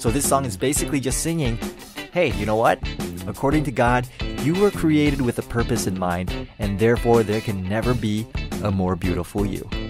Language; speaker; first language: English; early bilingual, other home language; Chinese